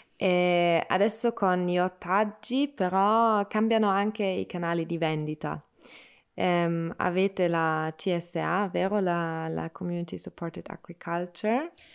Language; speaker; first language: Italian; non-native, local second language; German